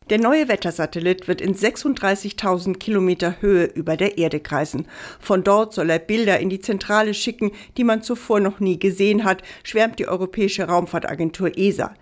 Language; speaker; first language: German; native; German